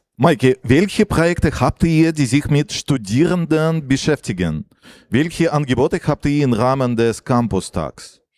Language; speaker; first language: German; non-native, fluent; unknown